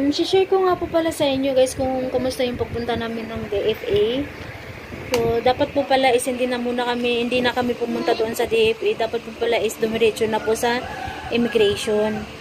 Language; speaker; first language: Filipino; non-native, local second language; Cebuano